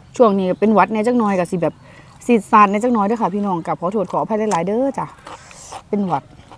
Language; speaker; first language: Thai; native; Thai